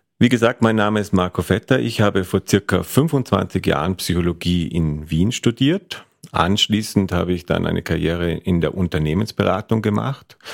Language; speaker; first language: German; native; German